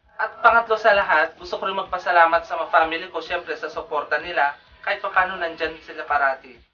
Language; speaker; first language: Filipino; non-native, local second language; Iloko